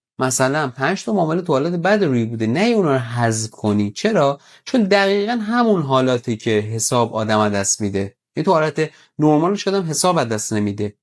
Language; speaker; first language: Persian; native; Persian